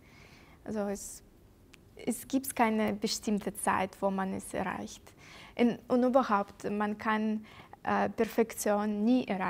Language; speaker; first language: German; non-native, fluent; Russian